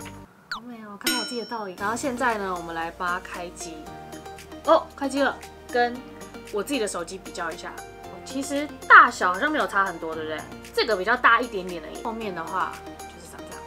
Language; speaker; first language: Chinese; native; Chinese